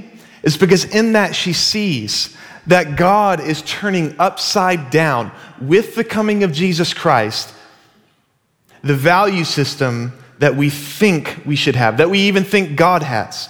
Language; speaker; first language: English; native; English